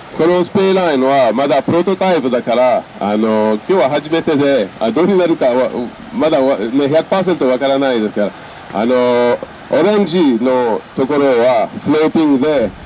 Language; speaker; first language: Japanese; non-native, fluent; French